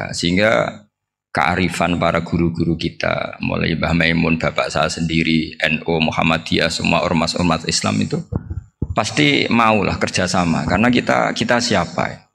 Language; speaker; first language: Indonesian; non-native, local second language; Javanese